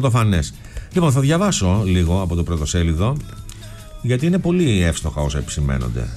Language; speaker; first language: Greek; native; Greek